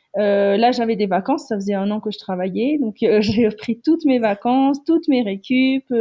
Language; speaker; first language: French; native; French